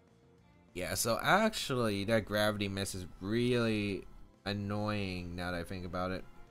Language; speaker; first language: English; native; English